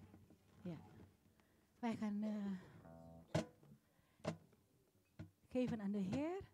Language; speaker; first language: Dutch; non-native, learner; Indonesian